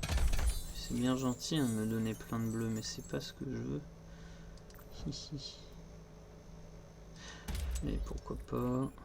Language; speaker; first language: French; native; French